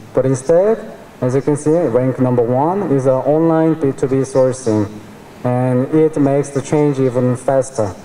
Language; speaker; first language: English; non-native, fluent; Korean